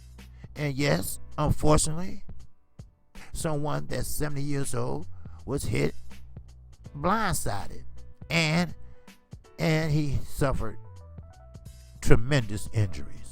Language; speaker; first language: English; native; English